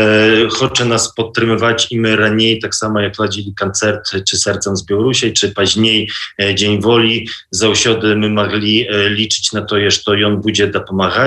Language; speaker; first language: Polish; non-native, learner; Belarusian